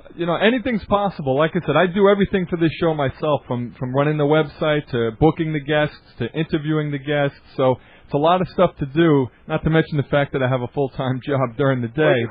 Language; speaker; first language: English; native; English